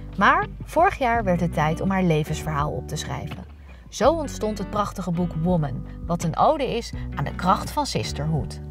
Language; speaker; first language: Dutch; native; Dutch